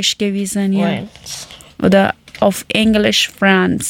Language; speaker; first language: German; non-native, fluent; Persian